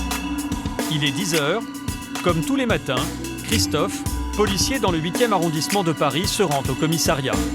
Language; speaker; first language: French; native; French